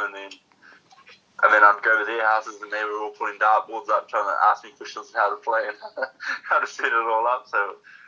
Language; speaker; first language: English; native; English